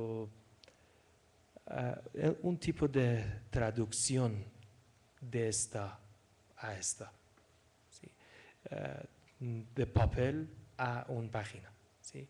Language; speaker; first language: Spanish; non-native, fluent; Persian